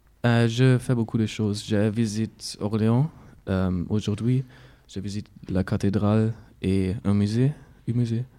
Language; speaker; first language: French; non-native, learner; German